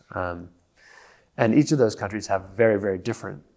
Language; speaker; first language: English; native; English